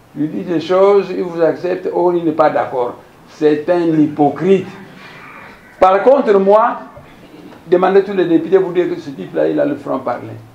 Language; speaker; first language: French; non-native, local second language; Kongo